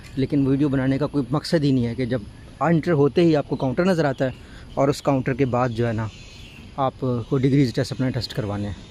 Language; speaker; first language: Urdu; non-native, local second language; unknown